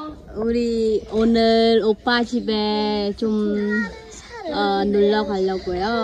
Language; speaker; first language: Korean; non-native, learner; Khmer